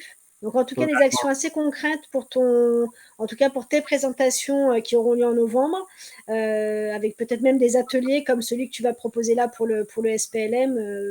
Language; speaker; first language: French; native; French